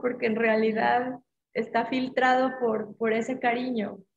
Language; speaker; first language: Spanish; native; Spanish